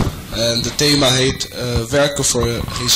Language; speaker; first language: Dutch; non-native, fluent; French